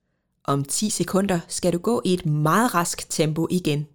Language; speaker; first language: Danish; native; Danish